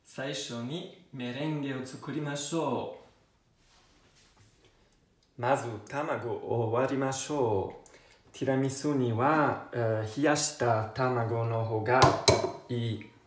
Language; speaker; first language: Japanese; non-native, learner; Italian